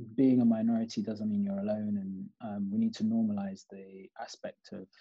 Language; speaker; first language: English; native; English